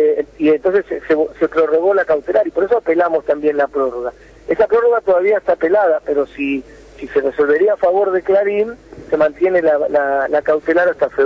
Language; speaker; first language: Spanish; native; Spanish